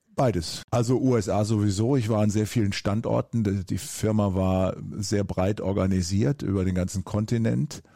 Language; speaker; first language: German; native; German